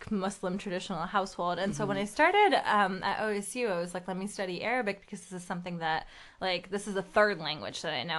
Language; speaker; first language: English; early bilingual, other home language; Urdu